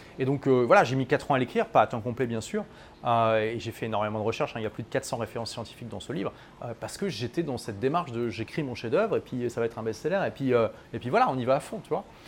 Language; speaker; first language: French; native; French